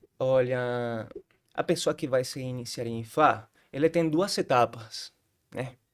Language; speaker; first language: Portuguese; non-native, fluent; Spanish